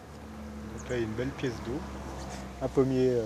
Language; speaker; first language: French; native; French